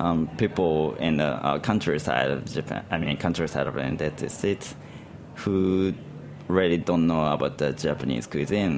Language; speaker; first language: English; non-native, learner; Japanese